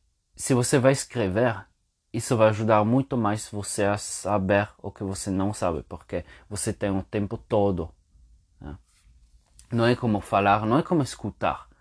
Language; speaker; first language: Portuguese; non-native, fluent; Spanish